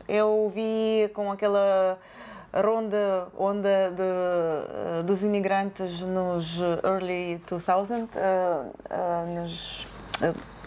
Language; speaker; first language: Portuguese; non-native, fluent; Ukrainian